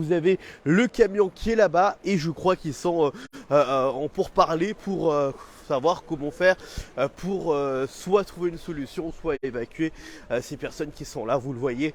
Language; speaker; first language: French; native; French